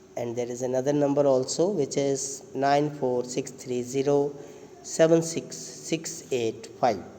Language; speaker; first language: English; non-native, local second language; Punjabi